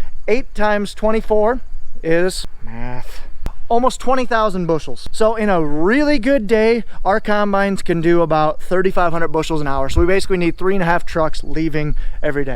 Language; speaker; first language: English; native; English